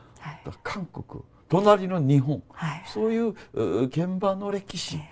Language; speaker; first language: Japanese; non-native, fluent; Korean